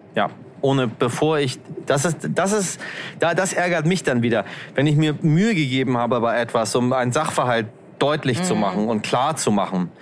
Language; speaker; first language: German; native; German